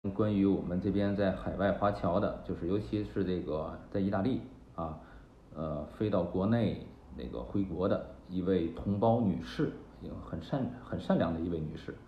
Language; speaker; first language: Chinese; native; Chinese